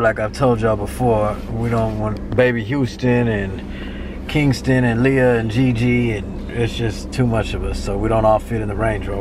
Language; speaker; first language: English; native; English